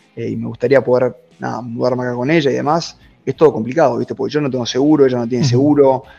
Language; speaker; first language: Spanish; native; Spanish